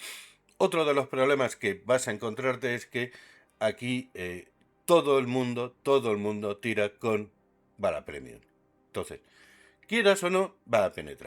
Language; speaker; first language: Spanish; native; Spanish